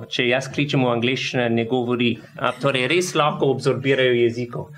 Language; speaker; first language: Slovenian; non-native, learner; English